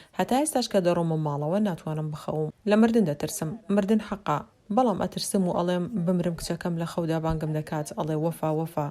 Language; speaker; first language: Central Kurdish; non-native, local second language; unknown